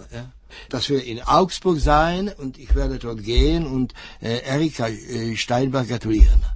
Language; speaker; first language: German; non-native, fluent; Czech